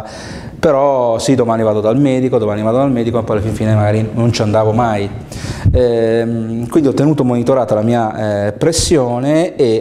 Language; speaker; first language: Italian; native; Italian